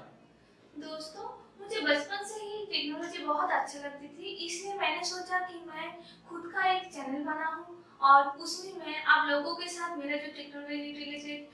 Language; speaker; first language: Hindi; non-native, local second language; Bangla